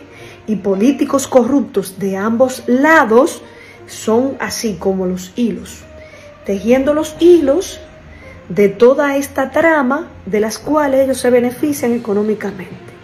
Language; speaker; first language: Spanish; native; Spanish